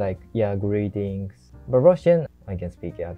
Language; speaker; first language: English; non-native, fluent; Japanese